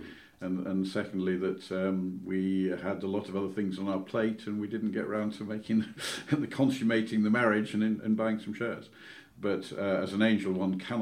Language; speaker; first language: English; native; English